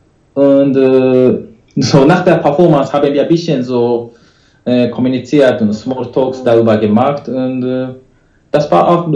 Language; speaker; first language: German; non-native, learner; Japanese